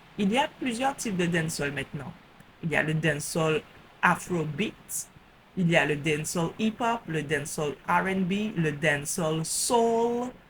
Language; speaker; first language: French; native; French